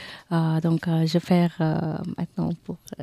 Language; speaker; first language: French; non-native, learner; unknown